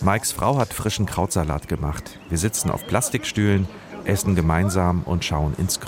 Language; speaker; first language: German; native; German